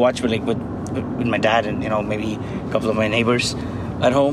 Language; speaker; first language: English; non-native, local second language; Tamil